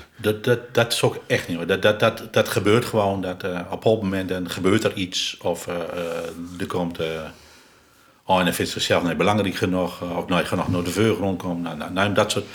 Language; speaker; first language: Dutch; native; Dutch